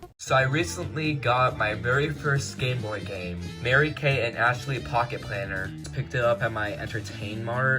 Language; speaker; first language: English; native; English